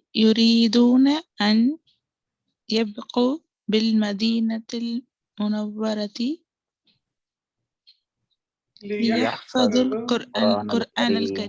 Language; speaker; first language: Arabic; non-native, learner; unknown